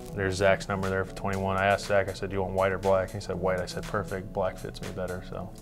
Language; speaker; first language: English; native; English